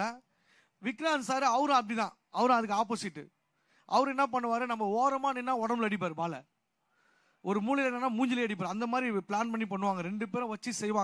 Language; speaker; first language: Tamil; native; Tamil